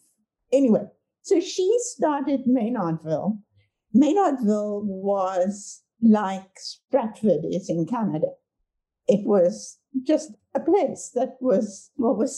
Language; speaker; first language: English; native; English